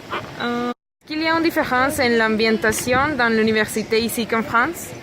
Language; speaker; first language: French; non-native, learner; Spanish